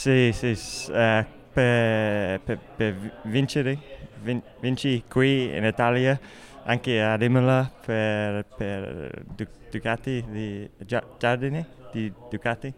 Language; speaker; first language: Italian; non-native, learner; English